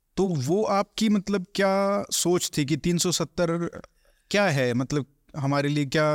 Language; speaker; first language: Hindi; native; Hindi